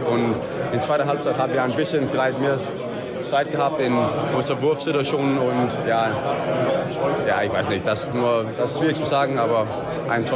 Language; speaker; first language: German; non-native, learner; Danish